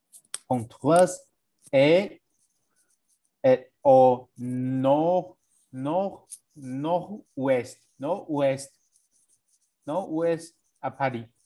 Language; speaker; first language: French; non-native, learner; English